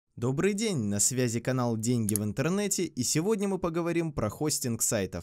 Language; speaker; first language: Russian; native; Russian